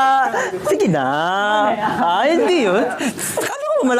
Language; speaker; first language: Filipino; native; Filipino